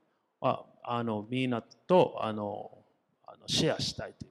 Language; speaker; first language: Japanese; non-native, fluent; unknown